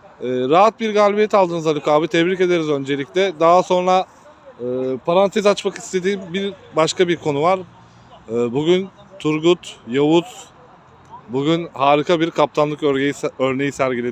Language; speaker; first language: Turkish; native; Turkish